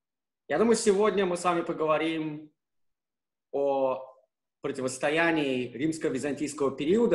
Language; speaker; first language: Russian; native; Russian